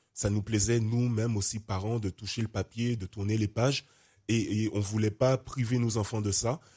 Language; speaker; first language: French; native; French